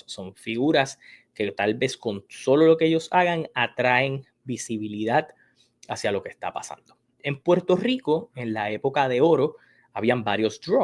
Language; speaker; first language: Spanish; native; Spanish